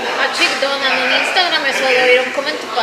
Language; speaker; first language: Korean; non-native, learner; Spanish